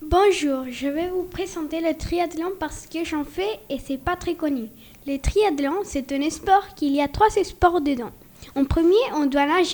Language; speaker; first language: French; non-native, learner; Spanish